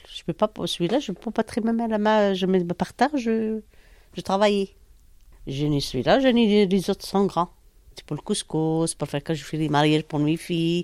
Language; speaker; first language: French; non-native, learner; Arabic